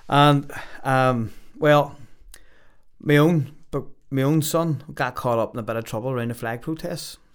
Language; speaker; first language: English; native; English